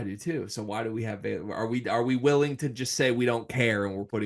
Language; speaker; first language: English; native; English